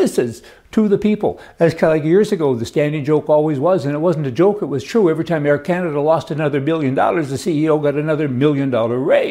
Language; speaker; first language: English; native; English